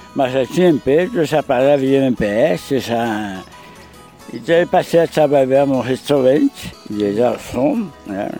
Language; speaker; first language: Portuguese; native; Portuguese